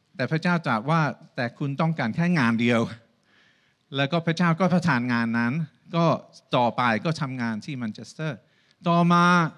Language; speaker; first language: Thai; non-native, fluent; English